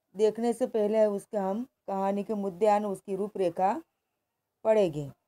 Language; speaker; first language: Hindi; non-native, local second language; Gujarati